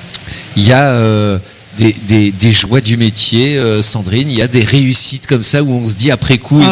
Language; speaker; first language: French; native; French